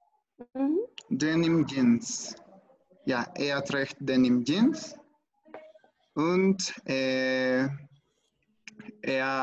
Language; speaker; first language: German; non-native, learner; Spanish